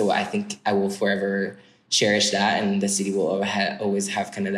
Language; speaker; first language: English; non-native, fluent; French